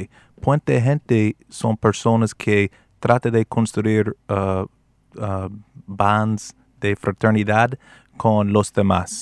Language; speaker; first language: Spanish; non-native, fluent; English